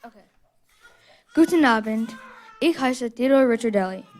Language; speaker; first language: German; non-native, learner; English